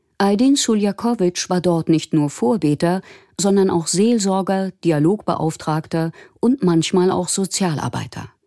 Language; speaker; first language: German; native; German